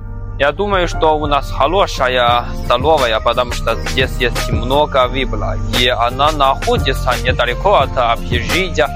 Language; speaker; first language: Russian; non-native, learner; Chinese